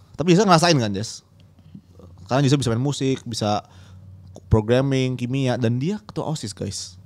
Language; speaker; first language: Indonesian; native; Indonesian